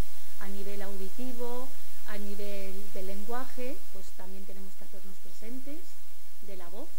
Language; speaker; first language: Spanish; native; Spanish